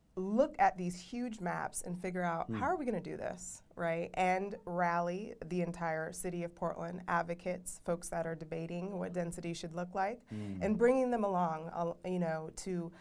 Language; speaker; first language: English; native; English